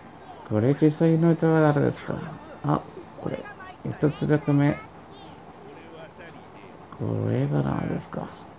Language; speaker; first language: Japanese; non-native, learner; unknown